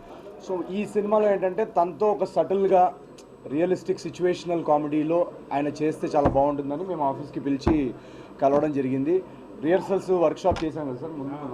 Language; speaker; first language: Telugu; native; Telugu